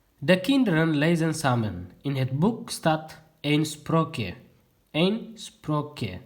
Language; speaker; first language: Dutch; non-native, learner; Tigrinya